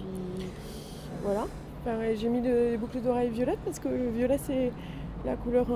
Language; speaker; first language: French; native; French